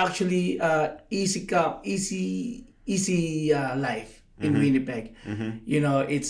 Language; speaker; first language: English; non-native, local second language; Filipino